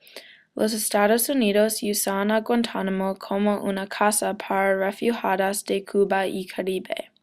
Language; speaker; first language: Spanish; non-native, learner; English